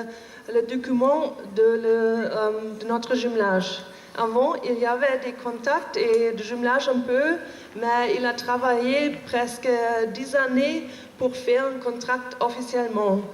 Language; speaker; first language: French; non-native, learner; German